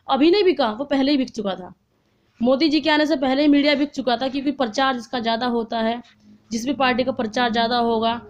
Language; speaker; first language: Hindi; native; Hindi